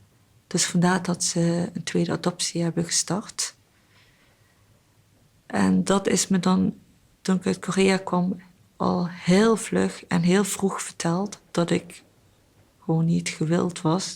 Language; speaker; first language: Dutch; early bilingual, other home language; Korean